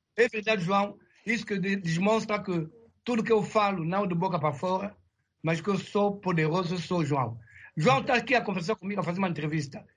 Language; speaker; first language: Portuguese; non-native, fluent; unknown